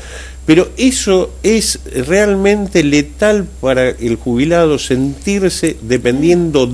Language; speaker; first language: Spanish; native; Spanish